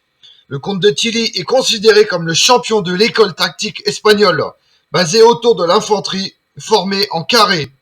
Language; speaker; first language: French; native; French